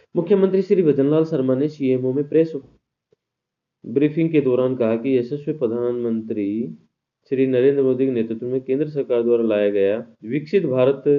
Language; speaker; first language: Hindi; native; Hindi